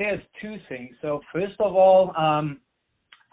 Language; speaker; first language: English; non-native, fluent; German